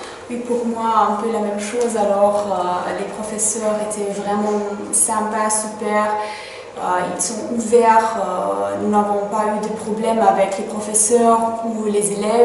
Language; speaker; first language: French; non-native, fluent; German